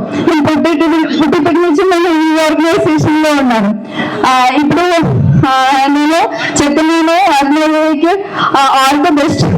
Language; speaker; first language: Telugu; non-native, local second language; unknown